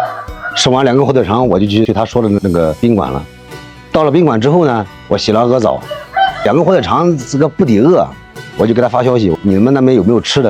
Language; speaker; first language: Chinese; native; Chinese